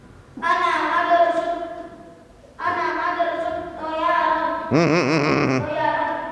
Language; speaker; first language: Arabic; non-native, learner; Indonesian